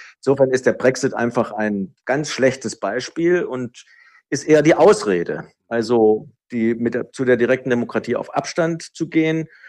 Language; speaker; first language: German; native; German